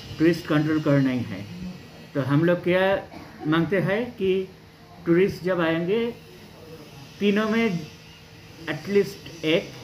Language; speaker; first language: Hindi; non-native, local second language; Nepali